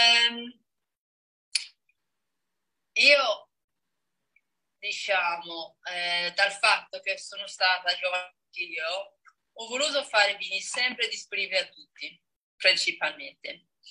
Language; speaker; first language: Italian; non-native, fluent; Danish